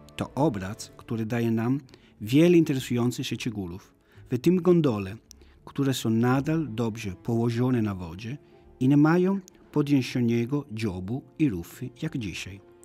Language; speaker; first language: Polish; non-native, fluent; Italian